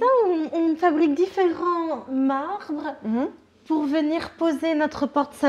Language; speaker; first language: French; native; French